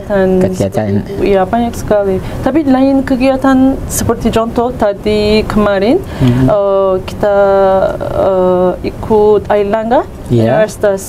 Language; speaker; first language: Indonesian; non-native, learner; Turkish